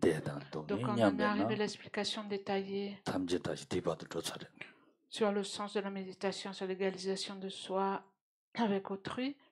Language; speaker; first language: French; native; French